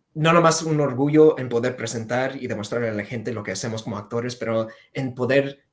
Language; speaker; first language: Spanish; early bilingual, heritage; Spanish